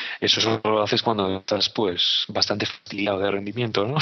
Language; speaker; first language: Spanish; native; Spanish